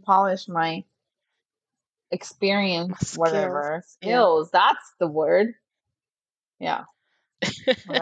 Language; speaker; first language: English; non-native, fluent; Spanish